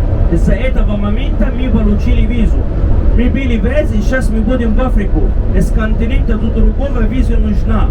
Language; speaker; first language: Russian; non-native, learner; Arabic